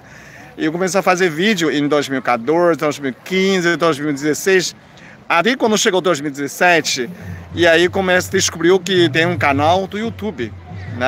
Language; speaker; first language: Portuguese; non-native, fluent; Chinese